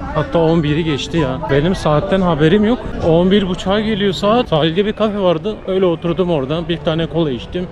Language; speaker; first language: Turkish; native; Turkish